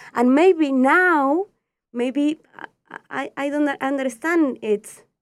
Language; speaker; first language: English; non-native, fluent; Spanish